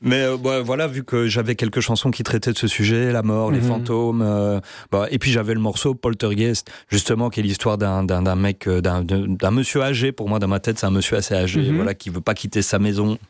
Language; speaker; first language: French; native; French